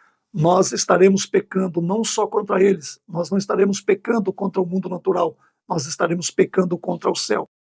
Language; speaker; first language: Portuguese; native; Portuguese